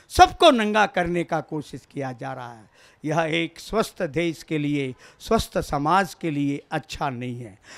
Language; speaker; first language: Hindi; non-native, local second language; Kannada